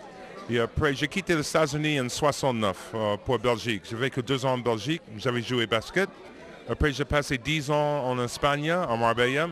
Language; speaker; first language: French; non-native, fluent; English